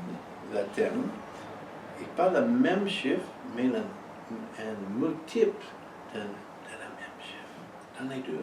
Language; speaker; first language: French; early bilingual, heritage; French